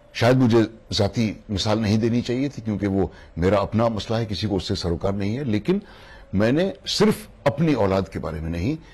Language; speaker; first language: Hindi; native; Hindi